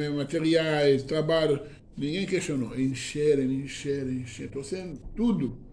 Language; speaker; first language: Portuguese; non-native, fluent; Hebrew